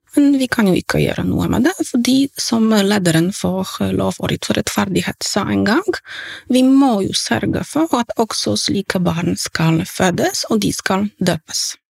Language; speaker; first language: Norwegian; non-native, fluent; Polish